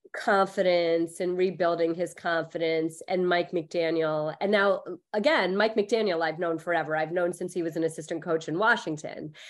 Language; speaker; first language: English; early bilingual, other home language; Hindi